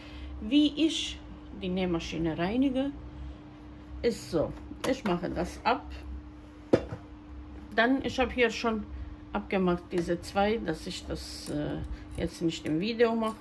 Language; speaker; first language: German; non-native, fluent; Croatian